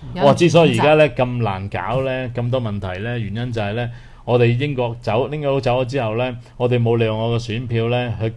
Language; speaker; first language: Cantonese; native; Cantonese